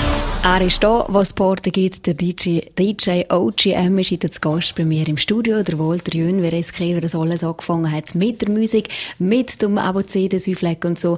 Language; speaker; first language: German; native; German